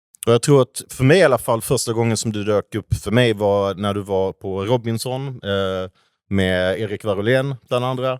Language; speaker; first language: Swedish; native; Swedish